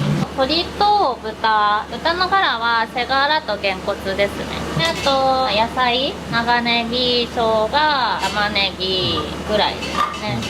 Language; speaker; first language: Japanese; native; Japanese